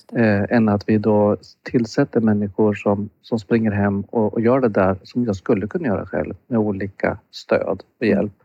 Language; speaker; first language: Swedish; native; Swedish